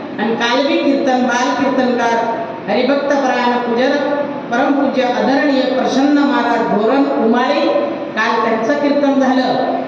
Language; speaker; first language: Marathi; non-native, local second language; Rajasthani